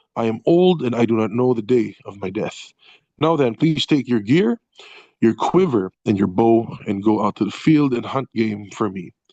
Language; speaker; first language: English; non-native, local second language; Filipino